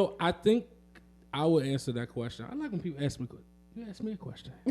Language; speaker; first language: English; native; English